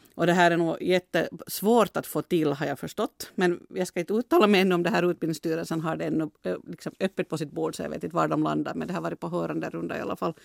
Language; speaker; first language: Swedish; native; Swedish